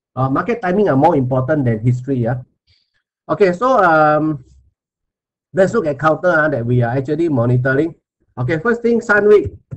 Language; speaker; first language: English; non-native, local second language; Chinese